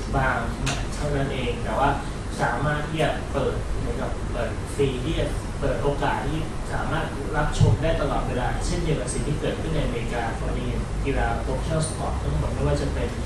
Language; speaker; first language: Thai; native; Thai